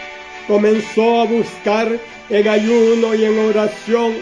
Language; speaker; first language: Spanish; native; Spanish